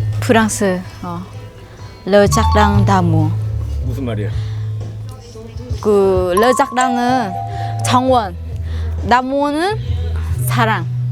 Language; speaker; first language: Korean; non-native, learner; Vietnamese